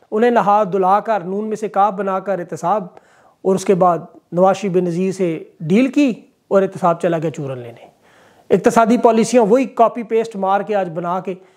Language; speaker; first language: Urdu; native; Urdu